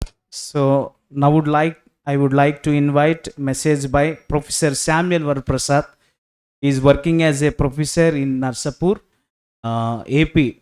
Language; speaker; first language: English; non-native, local second language; Telugu